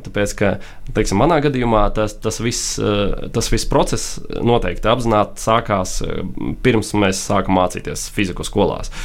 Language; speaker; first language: Latvian; non-native, local second language; Russian